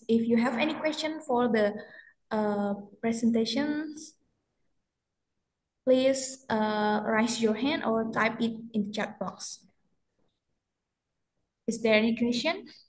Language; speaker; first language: English; non-native, fluent; Indonesian